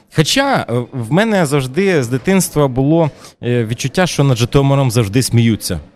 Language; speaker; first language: Ukrainian; native; Ukrainian